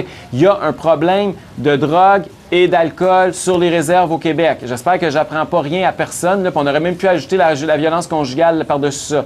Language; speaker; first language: French; native; French